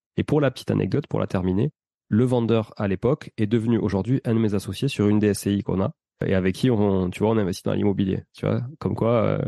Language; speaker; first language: French; native; French